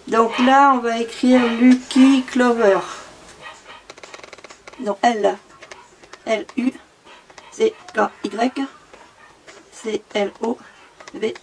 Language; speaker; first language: French; native; French